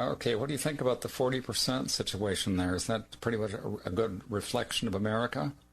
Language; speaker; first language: English; native; English